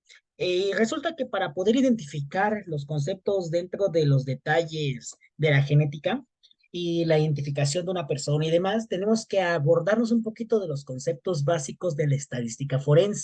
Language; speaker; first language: Spanish; native; Spanish